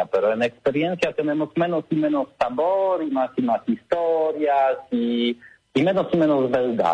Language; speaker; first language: Spanish; non-native, learner; Polish